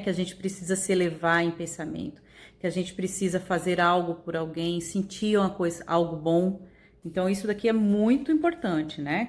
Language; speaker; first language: Portuguese; native; Portuguese